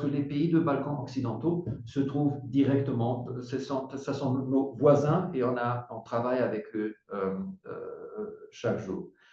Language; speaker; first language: French; non-native, fluent; German